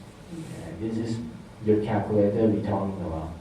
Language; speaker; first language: English; non-native, fluent; Thai